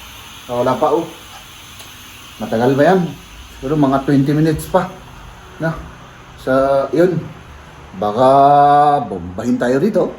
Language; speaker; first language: Filipino; native; Filipino